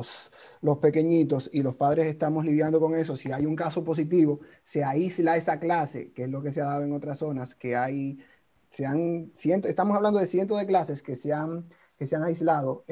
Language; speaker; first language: Spanish; native; Spanish